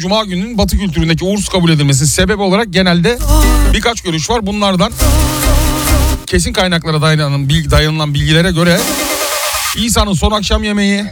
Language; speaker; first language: Turkish; native; Turkish